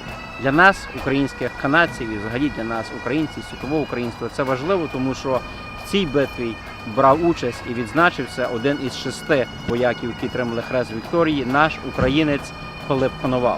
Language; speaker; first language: Ukrainian; native; Ukrainian